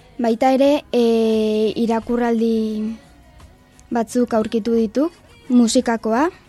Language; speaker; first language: Basque; non-native, local second language; Spanish